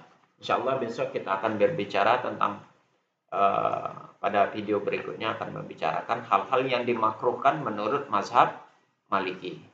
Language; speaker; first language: Indonesian; native; Indonesian